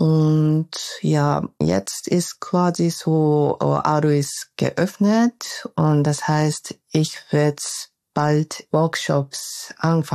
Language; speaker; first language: German; non-native, fluent; Japanese